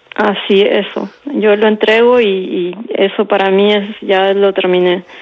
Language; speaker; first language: Spanish; native; Spanish